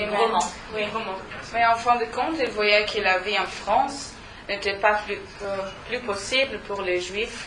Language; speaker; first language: French; non-native, learner; German